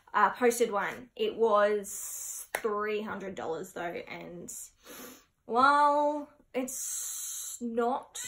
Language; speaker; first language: English; native; English